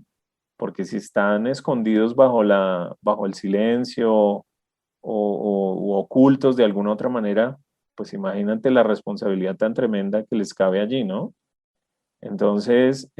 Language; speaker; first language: Spanish; native; Spanish